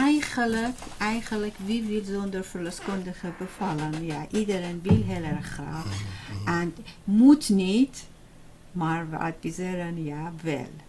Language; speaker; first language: Dutch; non-native, fluent; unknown